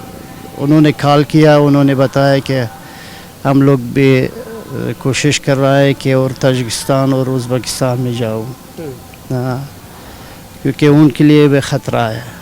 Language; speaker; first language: Hindi; non-native, learner; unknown